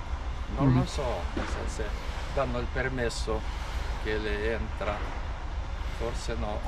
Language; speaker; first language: Italian; non-native, learner; Russian